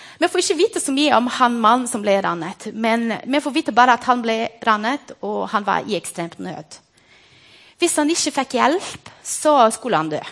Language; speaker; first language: Norwegian; non-native, fluent; Portuguese